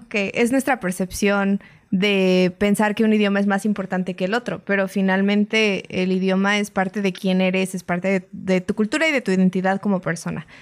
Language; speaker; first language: Spanish; native; Spanish